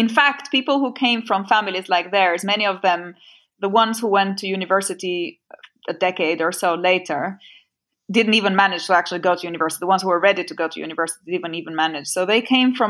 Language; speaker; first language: English; non-native, fluent; French